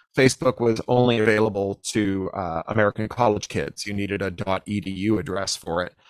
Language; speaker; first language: English; native; English